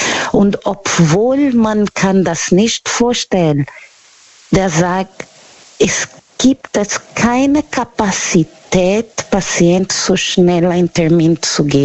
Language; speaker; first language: German; non-native, fluent; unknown